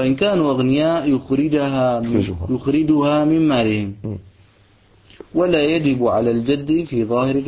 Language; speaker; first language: Arabic; native; Arabic